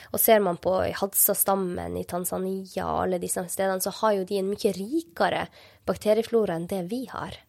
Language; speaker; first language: Norwegian; native; Norwegian